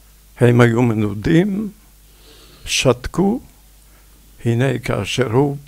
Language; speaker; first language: Hebrew; non-native, fluent; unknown